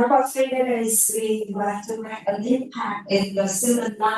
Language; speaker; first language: English; non-native, learner; Vietnamese